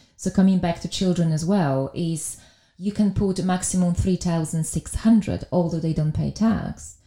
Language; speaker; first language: English; non-native, fluent; Polish